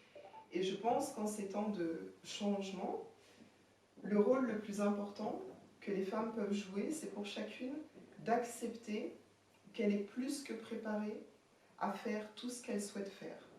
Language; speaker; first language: French; native; French